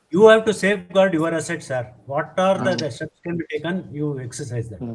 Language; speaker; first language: English; non-native, local second language; Kannada